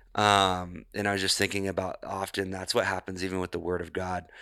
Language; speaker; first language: English; native; English